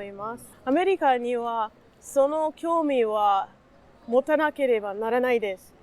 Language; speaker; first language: Japanese; non-native, learner; English